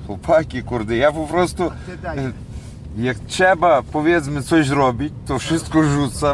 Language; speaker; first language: Polish; non-native, learner; Ukrainian